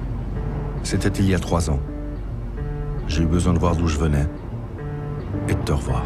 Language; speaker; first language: French; early bilingual, other home language; Arabic